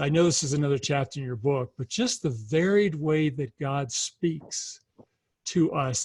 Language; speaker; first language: English; native; English